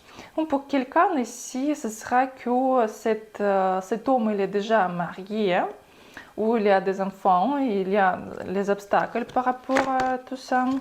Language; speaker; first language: French; non-native, fluent; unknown